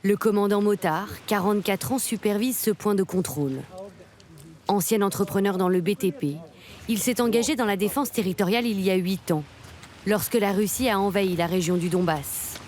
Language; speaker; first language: French; native; French